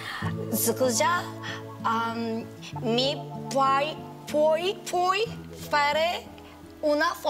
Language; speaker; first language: Italian; non-native, learner; Korean